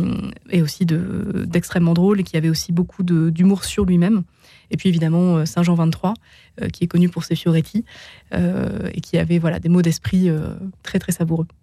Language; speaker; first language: French; native; French